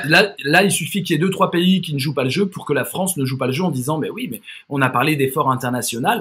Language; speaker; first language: French; native; French